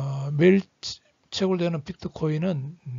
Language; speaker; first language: Korean; native; Korean